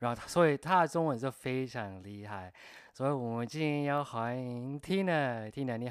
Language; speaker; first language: Chinese; non-native, fluent; English